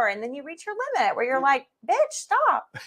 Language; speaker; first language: English; native; English